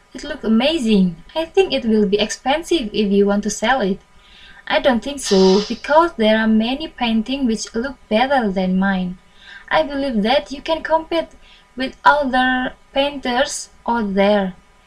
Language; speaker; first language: English; non-native, learner; Indonesian